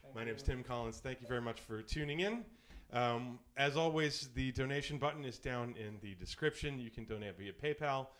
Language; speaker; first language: English; native; English